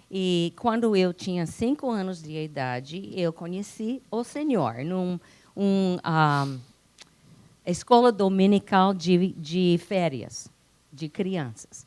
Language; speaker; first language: Portuguese; non-native, fluent; English